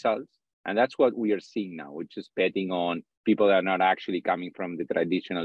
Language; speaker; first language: English; non-native, fluent; Spanish